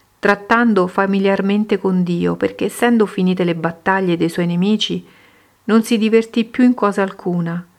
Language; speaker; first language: Italian; native; Italian